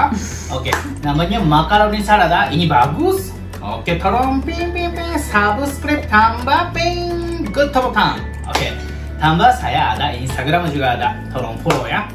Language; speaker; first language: Indonesian; non-native, learner; Japanese